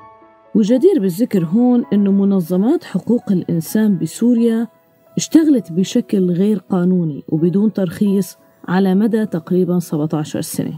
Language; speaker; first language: Arabic; native; Arabic